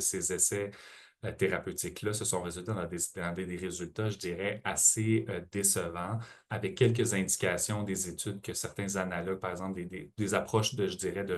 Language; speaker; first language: French; native; French